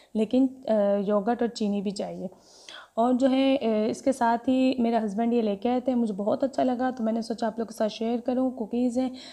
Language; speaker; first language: Urdu; native; Urdu